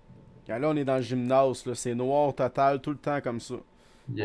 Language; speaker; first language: French; native; French